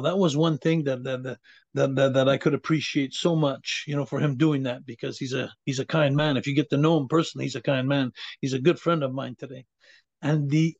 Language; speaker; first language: English; native; English